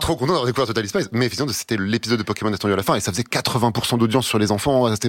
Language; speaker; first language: French; native; French